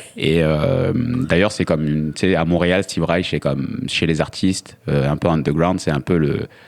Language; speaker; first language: French; native; French